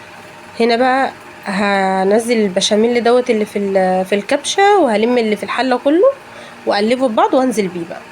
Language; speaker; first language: Arabic; native; Arabic